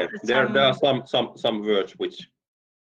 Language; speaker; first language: English; non-native, fluent; Finnish